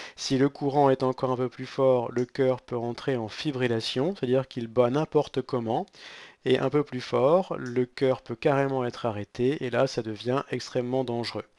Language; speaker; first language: French; native; French